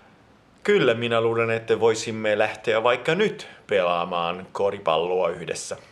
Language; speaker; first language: Finnish; non-native, fluent; Italian